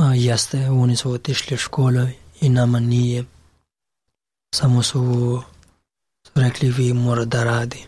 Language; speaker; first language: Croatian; non-native, learner; Pashto